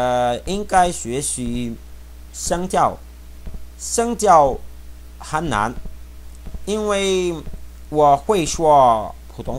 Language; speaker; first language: Chinese; non-native, learner; Portuguese